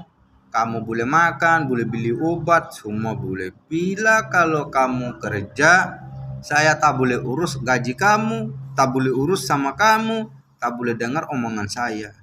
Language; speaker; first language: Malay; non-native, learner; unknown